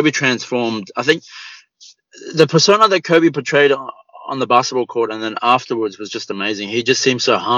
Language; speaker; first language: English; native; English